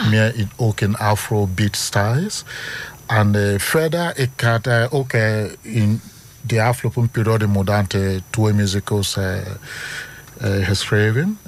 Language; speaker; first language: Dutch; non-native, fluent; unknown